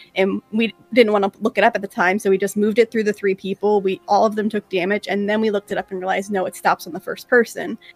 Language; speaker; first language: English; native; English